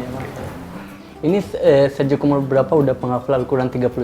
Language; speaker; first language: Indonesian; native; Indonesian